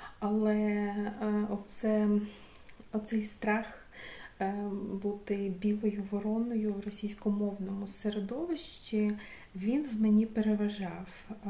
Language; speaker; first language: Ukrainian; non-native, local second language; Russian